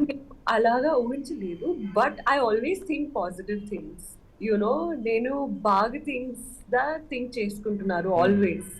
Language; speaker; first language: Telugu; non-native, learner; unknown